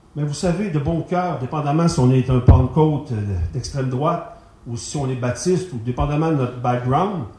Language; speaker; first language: French; native; French